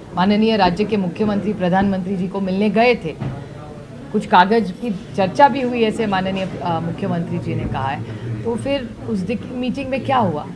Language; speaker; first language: Hindi; non-native, local second language; Marathi